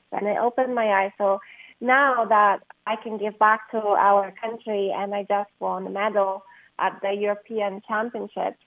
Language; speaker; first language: English; non-native, fluent; Polish